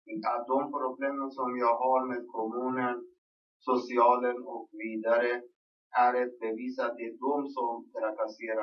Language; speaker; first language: Swedish; non-native, local second language; Persian